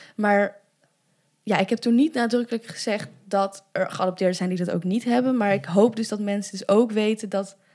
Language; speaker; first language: Dutch; native; Dutch